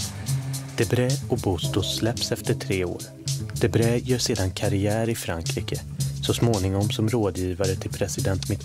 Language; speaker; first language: Swedish; native; Swedish